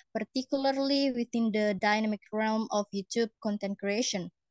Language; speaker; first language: English; non-native, learner; Indonesian